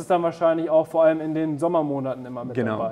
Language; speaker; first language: German; native; German